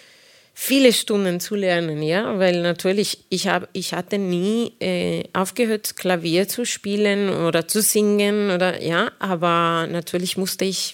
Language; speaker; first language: German; non-native, fluent; Spanish